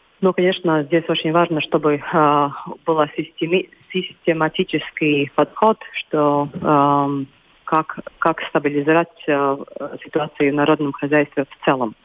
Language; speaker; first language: Russian; non-native, local second language; Latvian